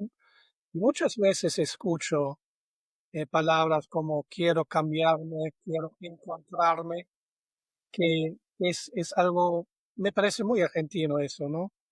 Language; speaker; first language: Spanish; non-native, fluent; German